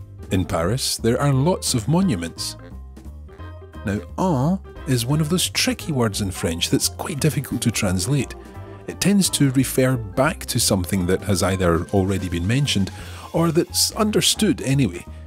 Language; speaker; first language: English; native; English